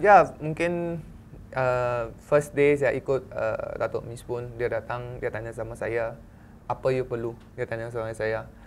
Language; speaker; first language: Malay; non-native, local second language; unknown